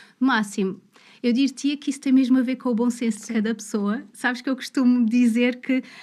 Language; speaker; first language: Portuguese; native; Portuguese